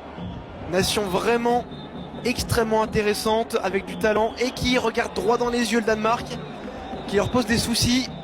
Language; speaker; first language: French; native; French